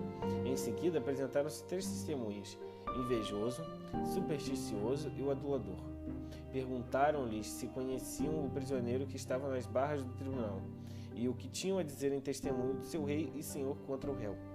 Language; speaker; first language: Portuguese; native; Portuguese